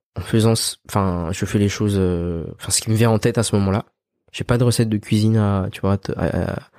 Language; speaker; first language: French; early bilingual, other home language; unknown